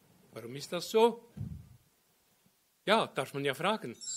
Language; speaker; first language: German; native; German